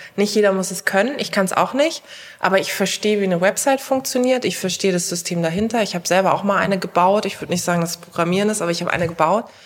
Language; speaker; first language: German; early bilingual, other home language; Turkish